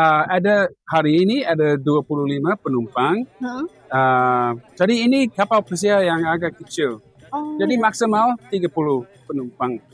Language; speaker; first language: Indonesian; non-native, fluent; English